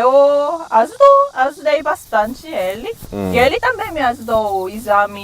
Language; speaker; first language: Portuguese; non-native, fluent; Korean